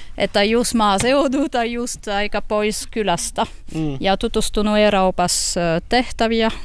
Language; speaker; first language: Finnish; non-native, learner; French